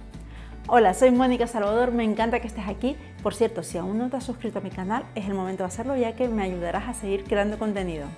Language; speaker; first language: Spanish; native; Spanish